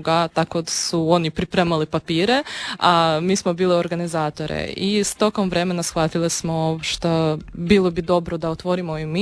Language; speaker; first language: Croatian; non-native, fluent; Ukrainian